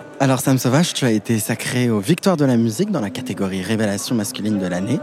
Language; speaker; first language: French; native; French